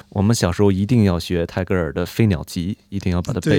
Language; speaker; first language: Chinese; native; Chinese